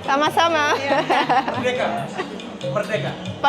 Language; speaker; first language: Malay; non-native, learner; Arabic